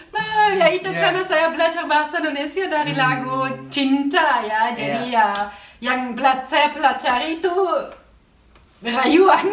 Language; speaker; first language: Indonesian; non-native, fluent; German